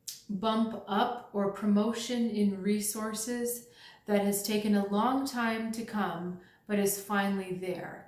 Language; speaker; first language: English; native; English